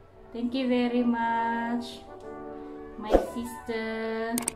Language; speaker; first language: English; non-native, local second language; Malay